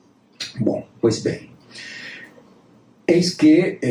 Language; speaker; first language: Portuguese; non-native, fluent; Spanish